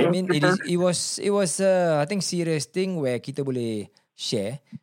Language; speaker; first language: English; non-native, local second language; Malay